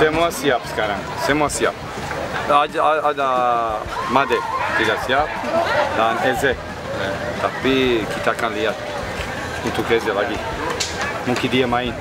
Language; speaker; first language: Indonesian; non-native, learner; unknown